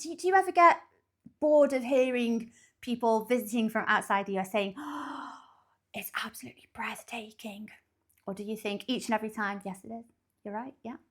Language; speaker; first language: English; native; English